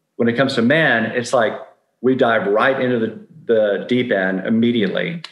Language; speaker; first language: English; native; English